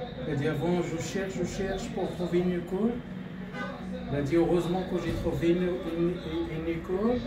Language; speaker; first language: French; non-native, local second language; Arabic